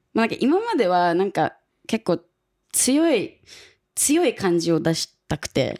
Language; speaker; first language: Japanese; early bilingual, other home language; English